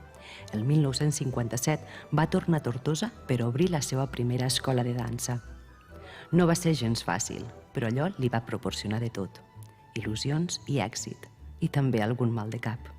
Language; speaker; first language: Catalan; native; Catalan